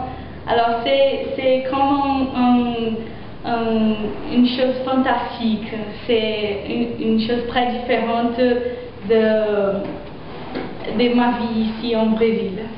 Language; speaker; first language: French; non-native, fluent; Portuguese